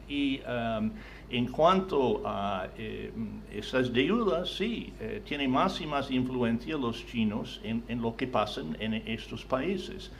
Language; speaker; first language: Spanish; non-native, fluent; English